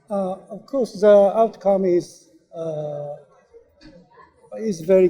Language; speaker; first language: English; non-native, learner; Japanese